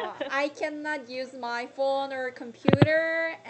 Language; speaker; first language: English; non-native, learner; Korean